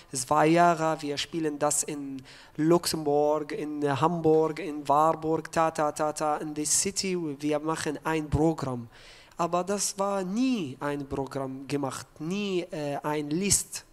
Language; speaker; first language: German; non-native, learner; Arabic